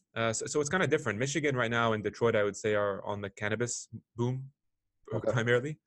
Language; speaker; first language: English; non-native, fluent; Arabic